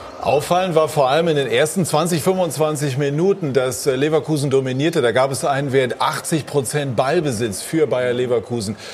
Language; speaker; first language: German; native; German